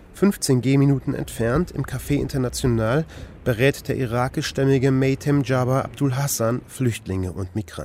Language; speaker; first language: German; native; German